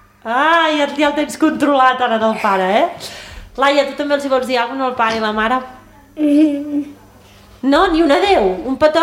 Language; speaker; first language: Catalan; native; Catalan